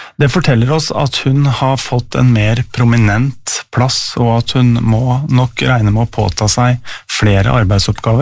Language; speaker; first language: Norwegian; native; Norwegian